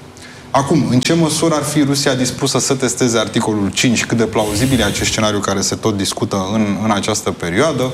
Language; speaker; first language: Romanian; native; Romanian